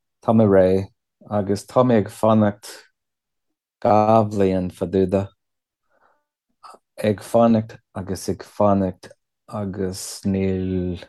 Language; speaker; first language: Irish; non-native, learner; English